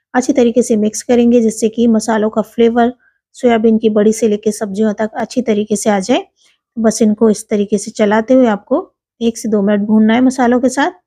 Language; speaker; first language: Hindi; native; Hindi